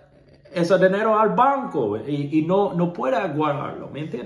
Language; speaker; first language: Spanish; non-native, learner; English